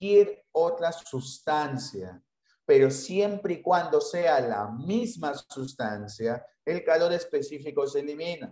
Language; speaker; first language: Spanish; native; Spanish